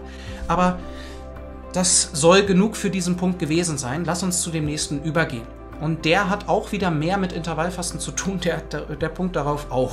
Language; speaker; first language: German; native; German